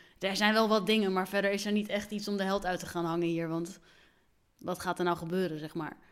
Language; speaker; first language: Dutch; early bilingual, other home language; Arabic